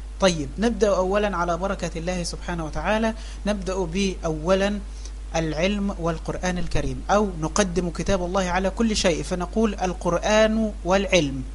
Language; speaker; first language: Arabic; native; Arabic